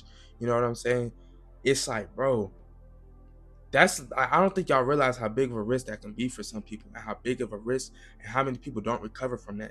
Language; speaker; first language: English; native; English